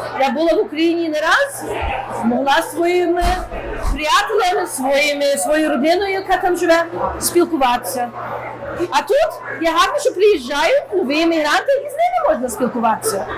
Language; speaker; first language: Ukrainian; early bilingual, heritage; Ukrainian